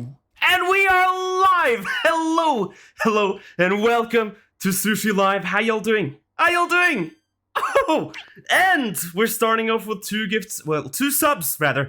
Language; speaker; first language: English; non-native, fluent; Norwegian